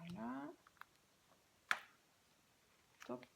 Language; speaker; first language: French; native; French